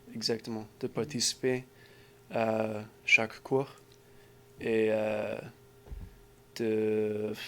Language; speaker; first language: French; non-native, learner; English